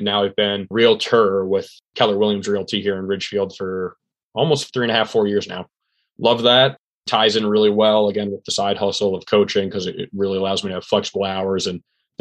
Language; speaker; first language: English; native; English